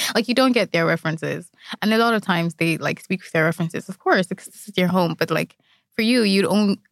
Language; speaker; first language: English; non-native, local second language; Igbo